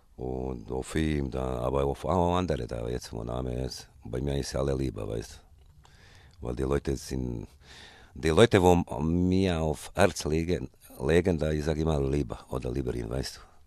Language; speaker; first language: German; non-native, fluent; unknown